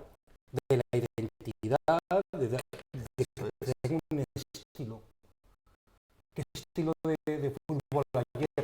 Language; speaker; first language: Spanish; native; Spanish